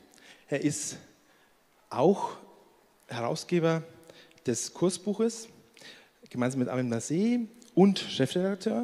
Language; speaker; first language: German; native; German